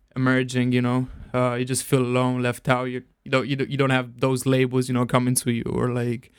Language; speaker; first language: English; non-native, fluent; Italian